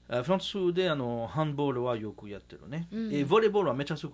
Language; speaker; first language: Japanese; non-native, learner; French